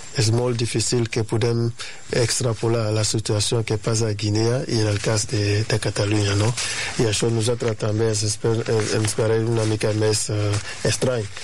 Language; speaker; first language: Catalan; non-native, fluent; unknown